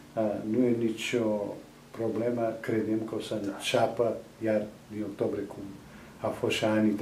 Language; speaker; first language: Romanian; non-native, local second language; Serbian